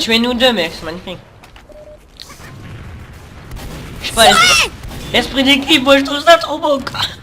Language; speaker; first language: French; native; French